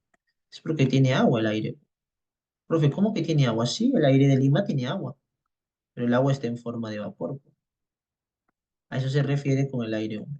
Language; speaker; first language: Spanish; native; Spanish